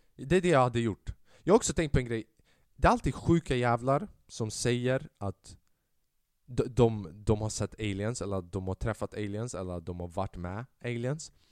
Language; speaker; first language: Swedish; early bilingual, other home language; Albanian